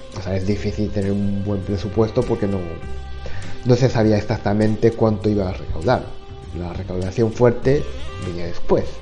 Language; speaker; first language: Spanish; non-native, fluent; Japanese